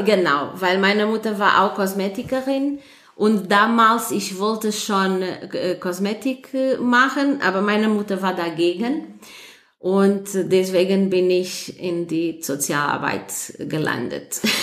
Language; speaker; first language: German; non-native, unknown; Portuguese